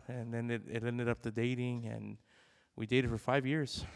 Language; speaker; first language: English; early bilingual, other home language; Spanish